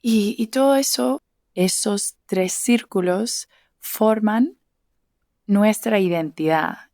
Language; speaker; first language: Spanish; early bilingual, heritage; English